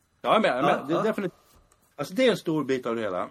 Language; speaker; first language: Swedish; native; Swedish